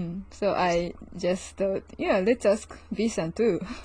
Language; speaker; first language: English; non-native, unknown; Japanese